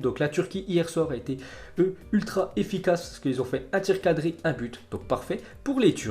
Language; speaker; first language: French; native; French